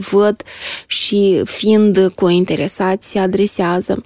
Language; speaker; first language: Romanian; native; Romanian